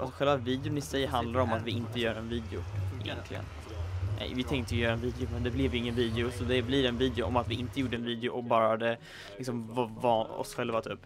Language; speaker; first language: Swedish; native; Swedish